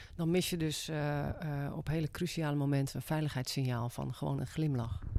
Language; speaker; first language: Dutch; native; Dutch